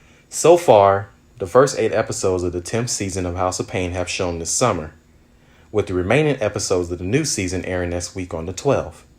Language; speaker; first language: English; native; English